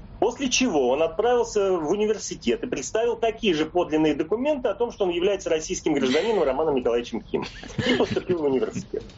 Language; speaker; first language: Russian; native; Russian